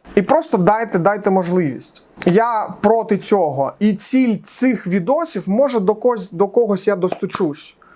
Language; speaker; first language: Ukrainian; native; Ukrainian